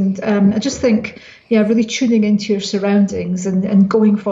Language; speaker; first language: English; native; English